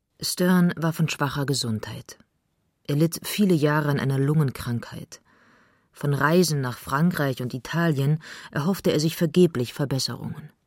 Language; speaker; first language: German; native; German